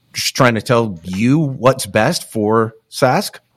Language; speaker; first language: English; native; English